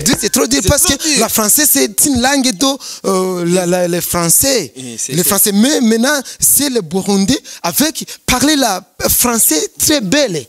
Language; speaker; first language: French; non-native, learner; Rundi